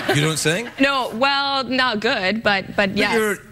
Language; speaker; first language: English; non-native, fluent; Spanish